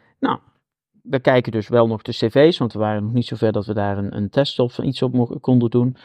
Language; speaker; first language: Dutch; native; Dutch